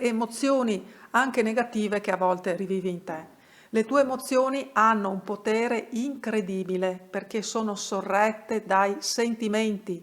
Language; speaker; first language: Italian; native; Italian